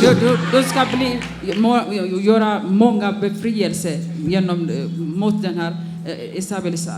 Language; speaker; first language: Swedish; non-native, learner; Amharic